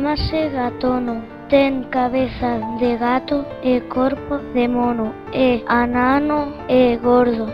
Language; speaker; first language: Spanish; non-native, local second language; Galician